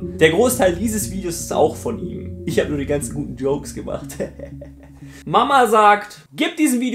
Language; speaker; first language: German; native; German